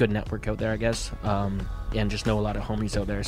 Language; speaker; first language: English; native; English